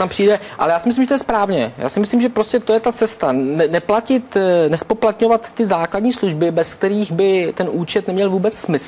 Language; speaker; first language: Czech; native; Czech